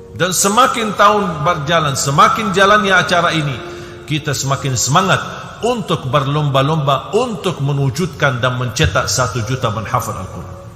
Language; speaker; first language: Indonesian; non-native, fluent; Arabic